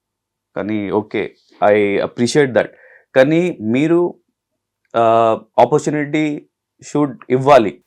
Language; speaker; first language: Telugu; non-native, learner; Hindi